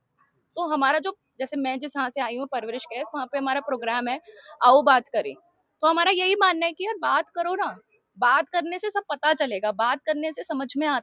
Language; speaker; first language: Hindi; native; Hindi